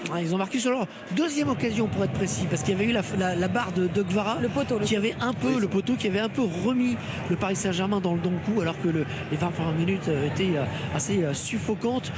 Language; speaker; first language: French; native; French